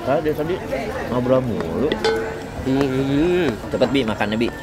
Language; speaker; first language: Indonesian; native; Indonesian